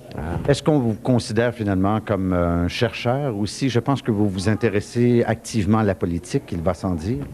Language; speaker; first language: French; native; French